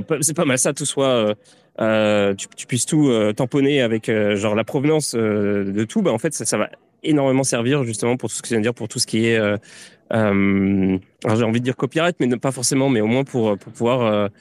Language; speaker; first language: French; native; French